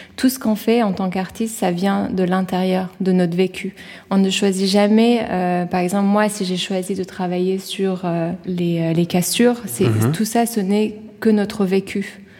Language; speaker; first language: French; early bilingual, other home language; Persian